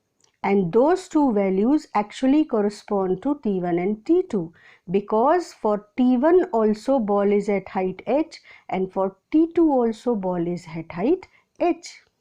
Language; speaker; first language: English; non-native, local second language; Hindi